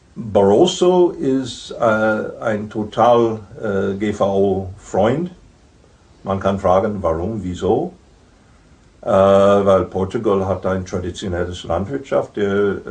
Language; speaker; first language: German; non-native, fluent; English